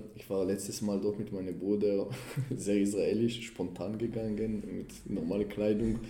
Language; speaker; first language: German; non-native, fluent; Hebrew